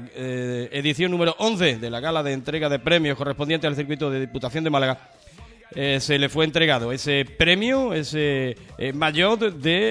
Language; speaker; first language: Spanish; native; Spanish